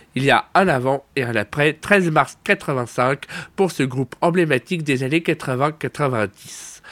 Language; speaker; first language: French; native; French